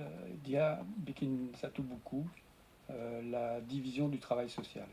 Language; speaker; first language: Indonesian; non-native, fluent; French